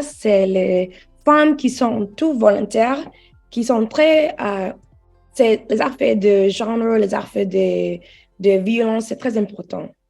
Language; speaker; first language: French; non-native, learner; English